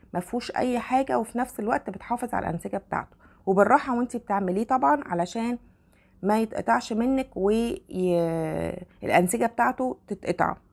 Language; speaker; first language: Arabic; native; Arabic